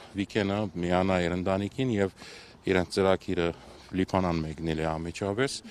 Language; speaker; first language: Armenian; early bilingual, heritage; Armenian